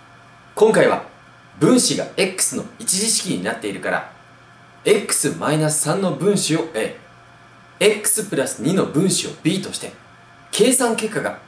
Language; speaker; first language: Japanese; native; Japanese